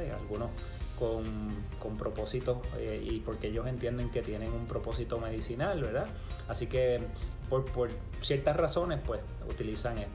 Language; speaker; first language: Spanish; native; Spanish